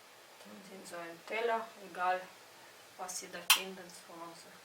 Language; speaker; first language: German; non-native, fluent; Russian